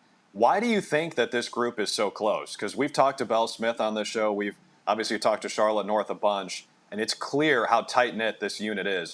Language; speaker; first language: English; native; English